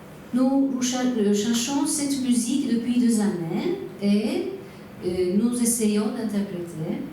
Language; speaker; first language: French; non-native, learner; Turkish